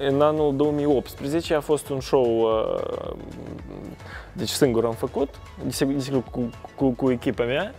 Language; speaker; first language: Romanian; non-native, local second language; Russian